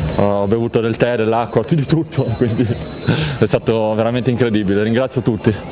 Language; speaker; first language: Italian; native; Italian